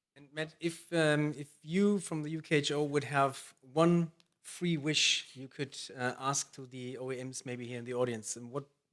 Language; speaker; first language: English; non-native, fluent; German